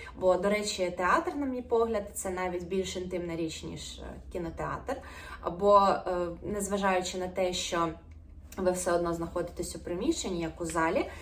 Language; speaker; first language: Ukrainian; non-native, local second language; Russian